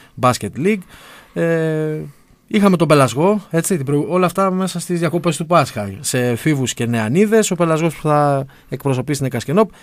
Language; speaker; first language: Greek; native; Greek